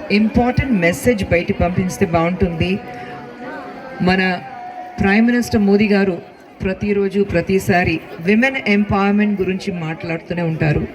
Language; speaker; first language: Telugu; non-native, local second language; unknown